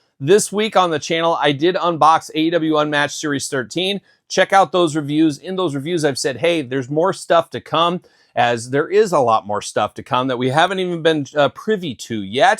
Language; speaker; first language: English; native; English